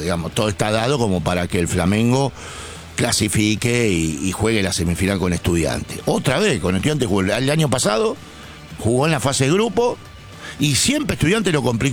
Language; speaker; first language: Spanish; native; Spanish